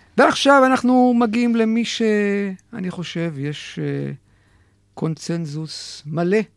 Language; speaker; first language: Hebrew; native; Hebrew